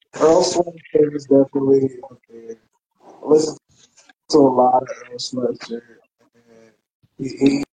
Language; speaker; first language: English; native; English